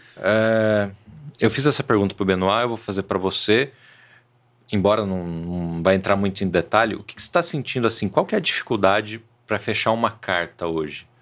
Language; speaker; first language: Portuguese; native; Portuguese